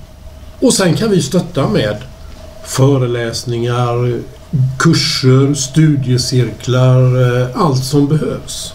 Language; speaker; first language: Swedish; native; Swedish